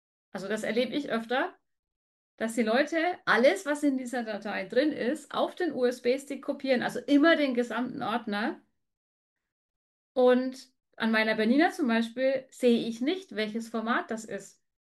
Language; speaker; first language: German; native; German